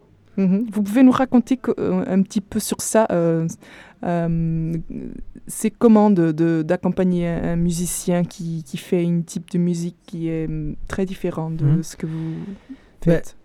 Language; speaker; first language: French; non-native, fluent; Portuguese